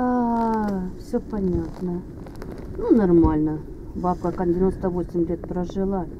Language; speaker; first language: Russian; native; Russian